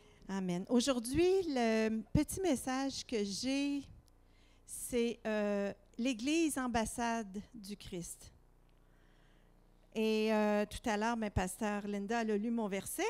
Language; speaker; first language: French; native; French